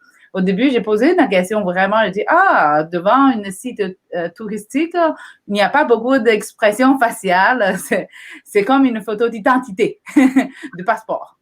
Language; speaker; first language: French; non-native, fluent; Chinese